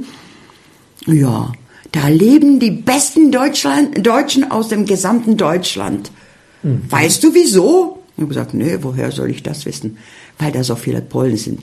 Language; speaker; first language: German; early bilingual, heritage; Czech